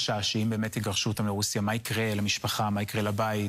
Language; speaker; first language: Hebrew; native; Hebrew